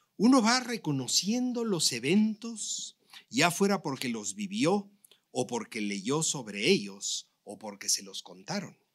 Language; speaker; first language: Spanish; native; Spanish